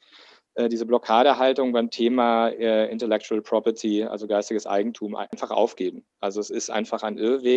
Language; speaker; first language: German; native; German